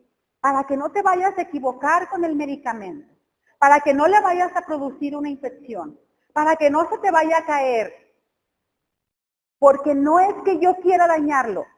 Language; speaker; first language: Spanish; native; Spanish